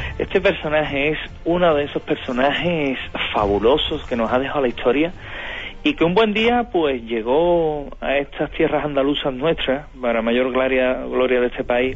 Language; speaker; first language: Spanish; native; Spanish